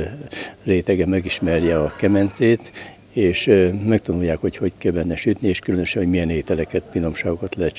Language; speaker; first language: Hungarian; native; Hungarian